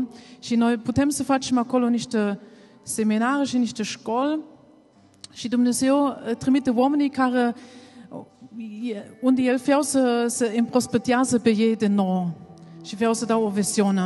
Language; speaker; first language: Romanian; non-native, learner; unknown